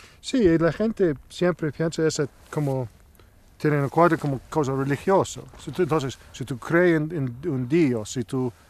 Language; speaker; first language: Spanish; non-native, learner; Italian